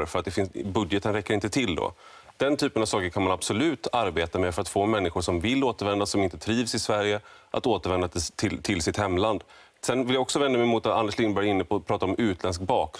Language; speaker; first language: Swedish; native; Swedish